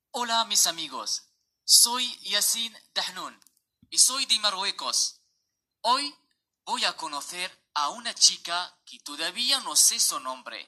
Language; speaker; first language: Spanish; non-native, fluent; Arabic